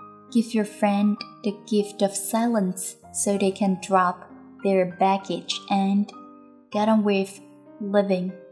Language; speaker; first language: English; non-native, fluent; Chinese